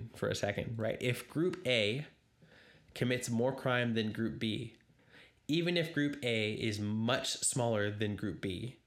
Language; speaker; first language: English; native; English